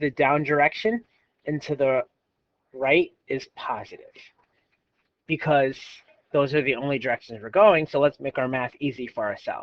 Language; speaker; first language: English; native; English